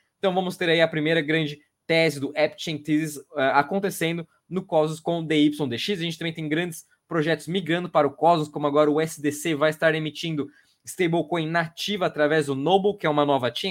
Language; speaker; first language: Portuguese; native; Portuguese